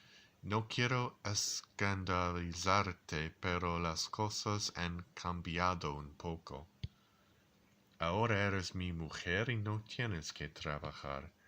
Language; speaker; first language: Spanish; non-native, learner; English